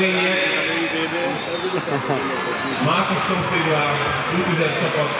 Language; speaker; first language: Hungarian; native; Hungarian